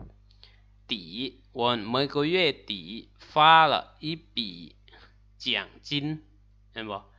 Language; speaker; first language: Chinese; non-native, fluent; Lao